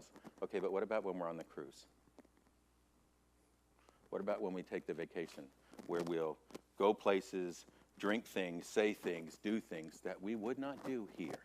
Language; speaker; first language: English; native; English